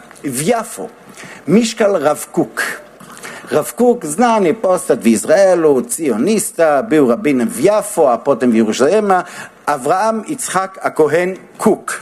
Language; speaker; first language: Polish; non-native, learner; Hebrew